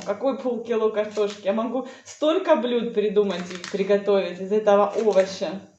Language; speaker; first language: Russian; native; Russian